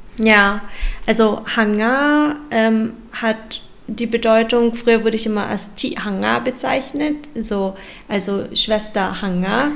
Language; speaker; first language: German; early bilingual, other home language; Vietnamese